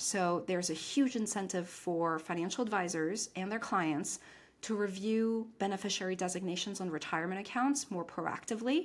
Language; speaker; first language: English; native; English